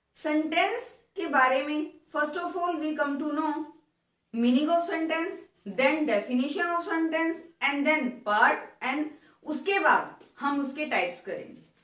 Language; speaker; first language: Hindi; native; Hindi